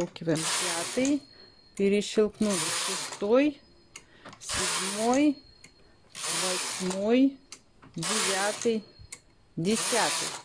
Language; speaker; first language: Russian; native; Russian